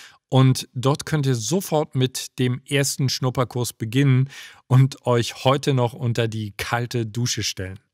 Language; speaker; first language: German; native; German